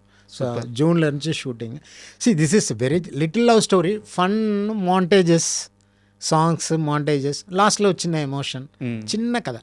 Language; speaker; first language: Telugu; non-native, fluent; Tamil